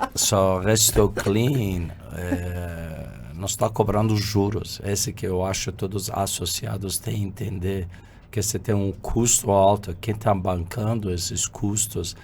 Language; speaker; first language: Portuguese; non-native, fluent; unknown